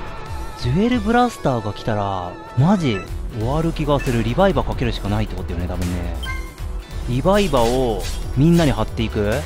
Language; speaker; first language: Japanese; native; Japanese